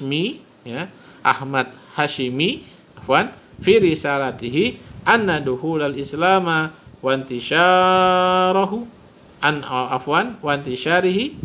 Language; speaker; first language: Arabic; non-native, fluent; Indonesian